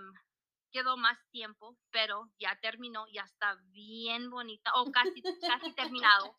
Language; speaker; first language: Spanish; early bilingual, heritage; Spanish